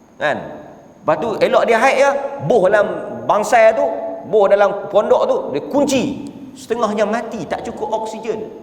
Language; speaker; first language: Malay; native; Malay